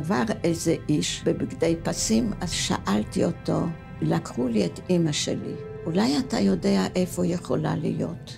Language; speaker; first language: Hebrew; non-native, fluent; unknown